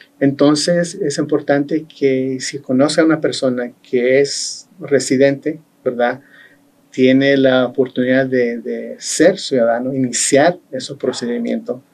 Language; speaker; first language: Spanish; early bilingual, heritage; Spanish